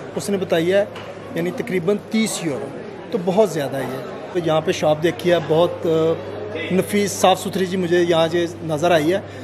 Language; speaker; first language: Urdu; non-native, local second language; Punjabi